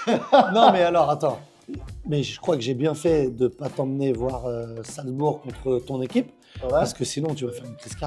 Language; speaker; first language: French; native; French